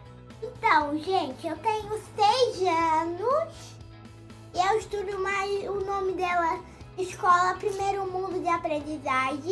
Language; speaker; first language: Portuguese; native; Portuguese